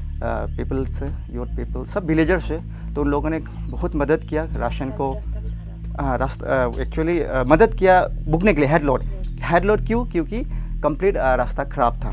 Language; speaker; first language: Hindi; non-native, local second language; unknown